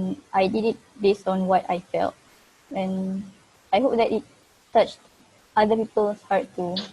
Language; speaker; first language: English; non-native, fluent; Malay